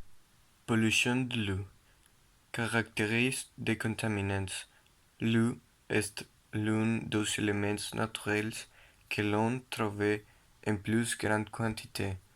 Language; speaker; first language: French; non-native, learner; Spanish